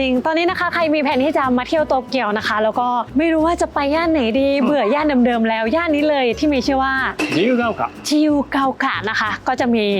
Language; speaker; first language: Thai; native; Thai